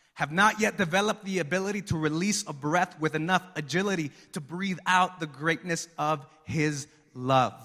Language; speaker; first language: English; early bilingual, other home language; Spanish